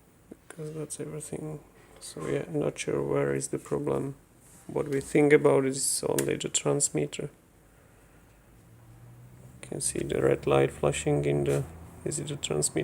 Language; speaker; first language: English; non-native, fluent; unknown